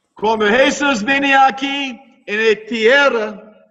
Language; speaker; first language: Spanish; non-native, learner; English